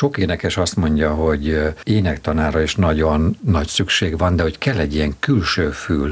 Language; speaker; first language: Hungarian; native; Hungarian